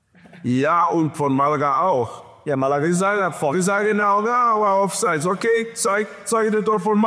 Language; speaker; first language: German; non-native, learner; Portuguese